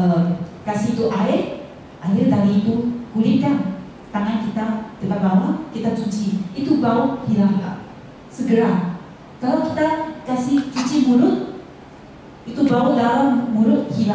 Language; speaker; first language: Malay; non-native, local second language; Chinese